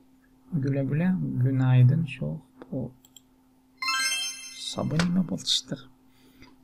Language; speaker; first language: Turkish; non-native, learner; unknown